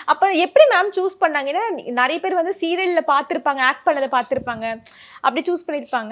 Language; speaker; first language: Tamil; native; Tamil